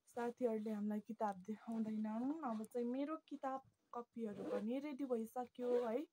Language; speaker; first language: Nepali; non-native, local second language; Limbu